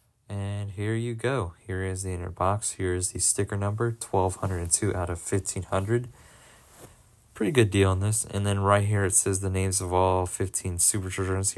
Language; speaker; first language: English; native; English